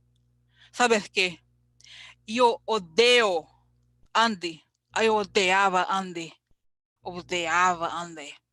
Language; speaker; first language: Spanish; non-native, learner; English